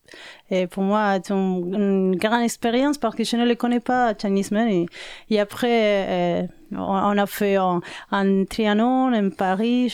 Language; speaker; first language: French; non-native, learner; Spanish